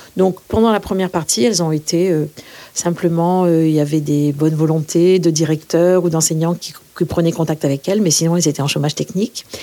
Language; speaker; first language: French; native; French